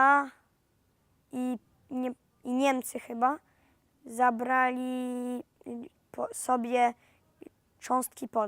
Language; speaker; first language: Polish; early bilingual, heritage; Polish